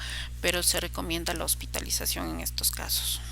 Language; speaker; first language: Spanish; native; Spanish